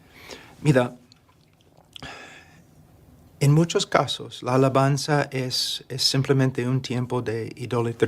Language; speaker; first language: Spanish; non-native, fluent; English